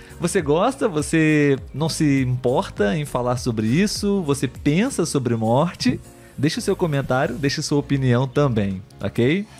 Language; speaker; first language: Portuguese; native; Portuguese